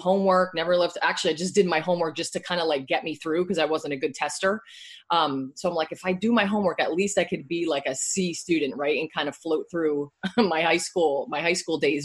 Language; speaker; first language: English; native; English